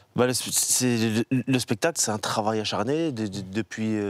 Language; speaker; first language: French; native; French